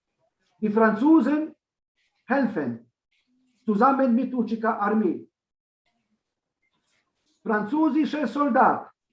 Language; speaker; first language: German; non-native, learner; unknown